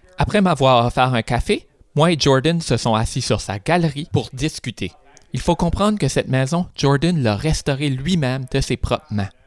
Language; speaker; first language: French; native; French